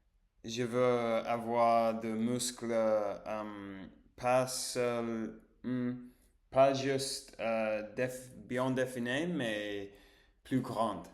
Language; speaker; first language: French; non-native, learner; English